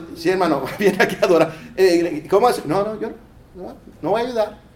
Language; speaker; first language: Spanish; early bilingual, heritage; Spanish